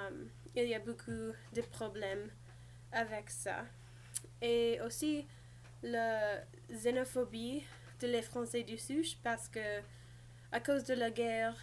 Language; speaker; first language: French; non-native, learner; English